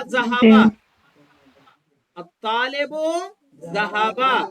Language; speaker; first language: Arabic; non-native, fluent; Urdu